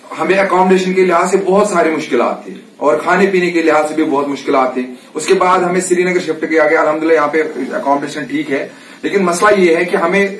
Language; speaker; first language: Hindi; non-native, local second language; Kashmiri